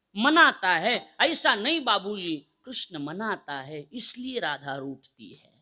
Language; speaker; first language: Hindi; non-native, local second language; Marathi